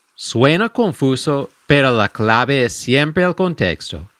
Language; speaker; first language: Spanish; native; Spanish